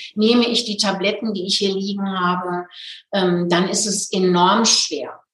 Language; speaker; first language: German; native; German